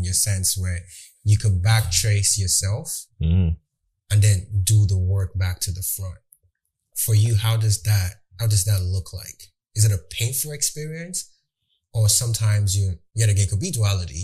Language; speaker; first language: English; non-native, local second language; Yoruba